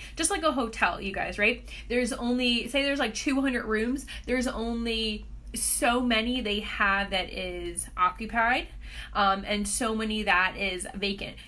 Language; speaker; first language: English; native; English